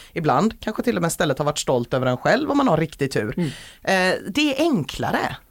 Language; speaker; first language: Swedish; native; Swedish